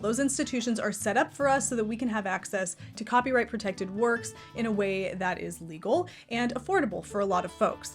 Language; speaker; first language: English; native; English